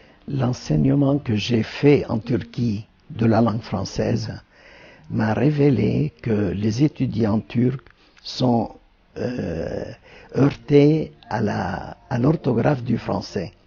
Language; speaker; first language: French; non-native, fluent; Turkish